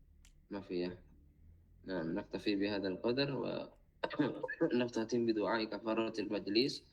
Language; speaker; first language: Arabic; non-native, fluent; Indonesian